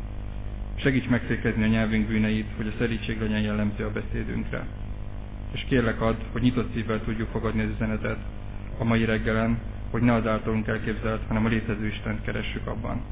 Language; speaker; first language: Hungarian; native; Hungarian